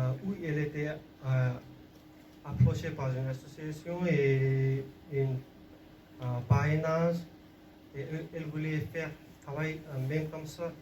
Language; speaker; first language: French; non-native, learner; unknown